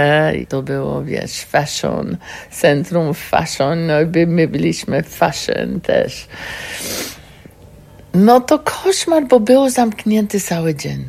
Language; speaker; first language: Polish; non-native, learner; English